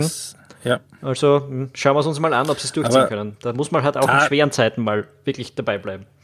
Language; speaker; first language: German; native; German